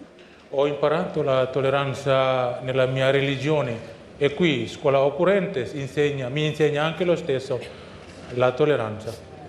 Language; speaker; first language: Italian; non-native, learner; Indonesian